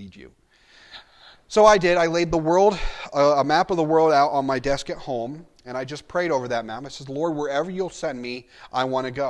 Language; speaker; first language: English; native; English